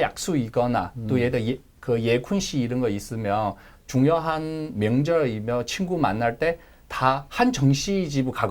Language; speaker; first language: Korean; non-native, learner; Chinese